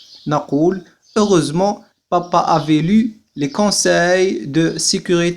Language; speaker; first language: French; non-native, fluent; Arabic